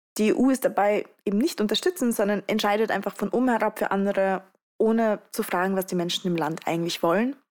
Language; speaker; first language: German; early bilingual, other home language; Russian